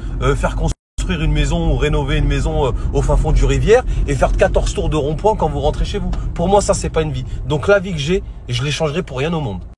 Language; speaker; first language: French; native; French